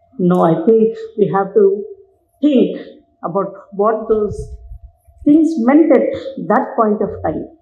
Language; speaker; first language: English; non-native, local second language; Telugu